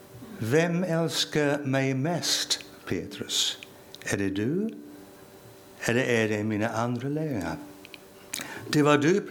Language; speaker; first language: Swedish; non-native, fluent; English